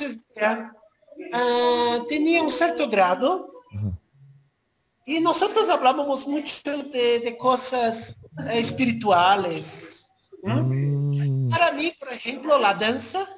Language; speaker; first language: Spanish; non-native, learner; Portuguese